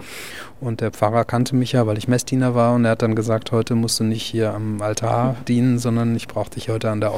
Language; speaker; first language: German; native; German